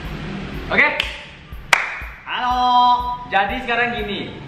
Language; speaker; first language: Indonesian; non-native, learner; German